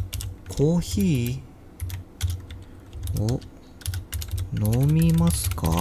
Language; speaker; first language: Japanese; non-native, learner; English